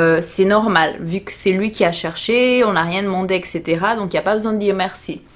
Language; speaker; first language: French; native; French